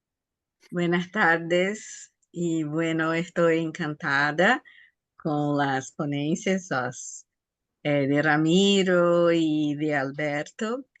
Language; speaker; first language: Spanish; non-native, fluent; Portuguese